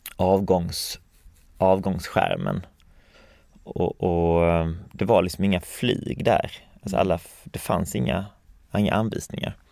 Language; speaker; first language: Swedish; native; Swedish